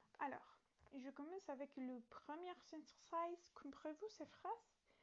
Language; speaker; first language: French; non-native, learner; Italian